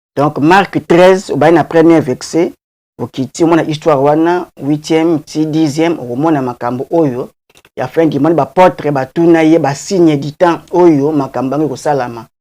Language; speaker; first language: Lingala; non-native, local second language; Kongo